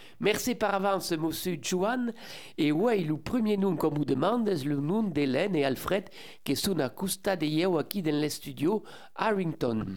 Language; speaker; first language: French; native; French